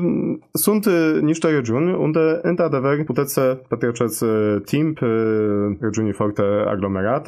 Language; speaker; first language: Romanian; non-native, fluent; Polish